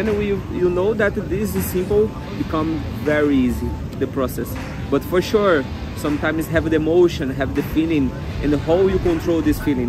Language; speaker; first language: English; non-native, fluent; Portuguese